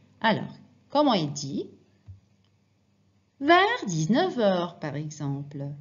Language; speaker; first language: French; non-native, fluent; Arabic